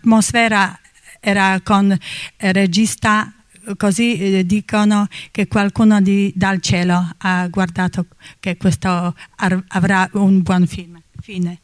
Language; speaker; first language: Italian; non-native, fluent; Polish